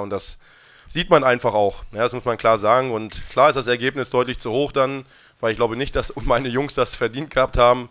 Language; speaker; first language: German; native; German